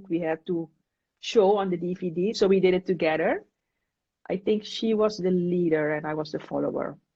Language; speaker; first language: English; non-native, fluent; Dutch